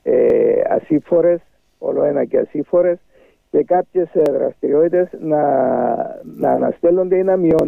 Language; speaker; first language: Greek; native; Greek